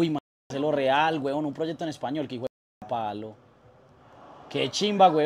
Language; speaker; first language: Spanish; native; Spanish